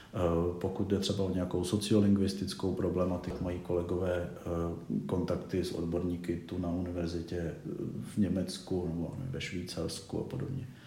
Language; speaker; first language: Czech; native; Czech